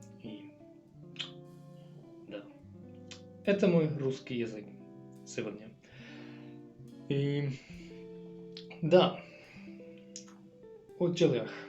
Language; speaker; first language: Russian; non-native, learner; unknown